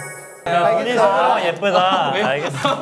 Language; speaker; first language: Korean; native; Korean